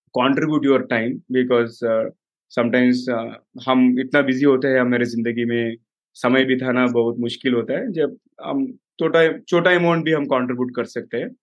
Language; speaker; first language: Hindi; non-native, local second language; Telugu